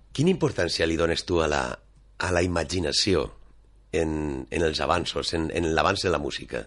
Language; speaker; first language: Catalan; non-native, local second language; Spanish